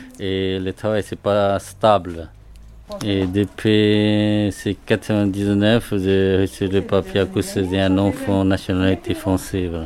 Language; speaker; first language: French; non-native, learner; Chinese